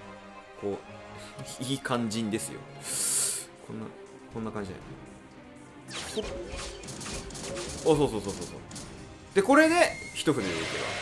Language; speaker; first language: Japanese; native; Japanese